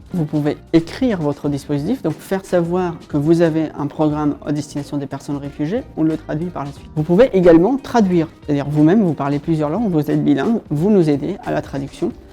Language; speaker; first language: French; non-native, fluent; Arabic